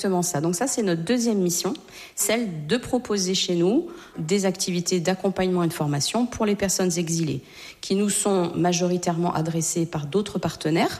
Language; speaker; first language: French; native; French